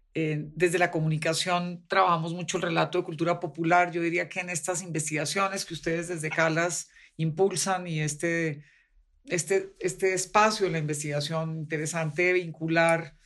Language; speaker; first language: Spanish; native; Spanish